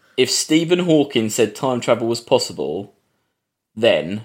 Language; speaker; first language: English; native; English